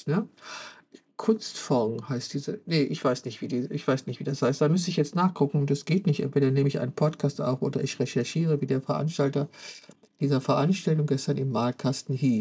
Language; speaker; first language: German; native; German